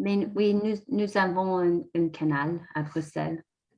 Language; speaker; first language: French; non-native, learner; English